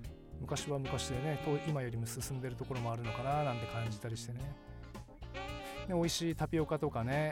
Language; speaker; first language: Japanese; native; Japanese